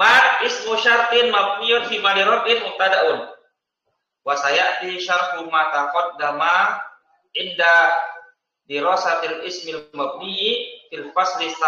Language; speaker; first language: Arabic; non-native, fluent; Indonesian